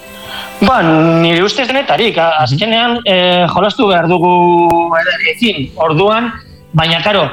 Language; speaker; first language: Basque; non-native, local second language; Spanish